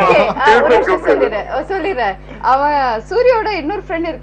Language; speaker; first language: Tamil; non-native, local second language; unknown